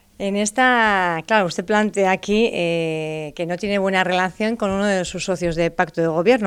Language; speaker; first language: Spanish; native; Spanish